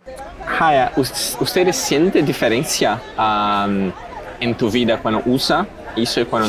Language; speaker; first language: Spanish; non-native, learner; Portuguese